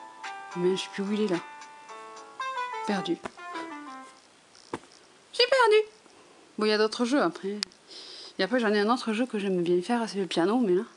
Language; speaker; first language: French; native; French